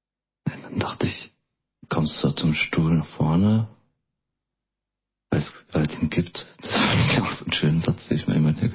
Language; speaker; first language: German; native; German